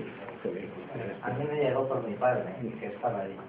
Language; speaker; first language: Spanish; native; Spanish